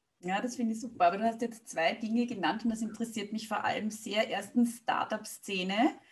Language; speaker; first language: German; native; German